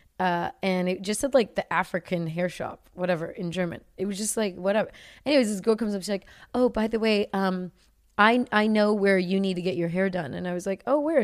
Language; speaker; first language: English; native; English